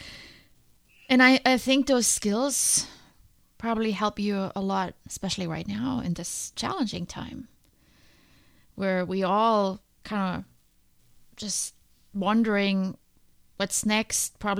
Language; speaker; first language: English; non-native, fluent; German